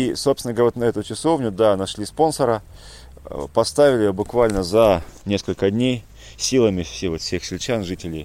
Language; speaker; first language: Russian; native; Russian